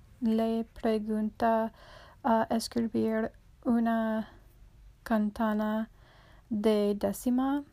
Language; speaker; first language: Spanish; non-native, learner; English